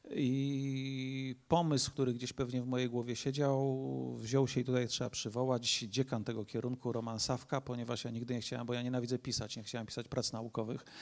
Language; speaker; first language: Polish; native; Polish